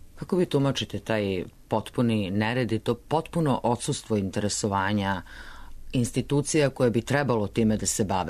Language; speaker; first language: Serbian; native; Serbian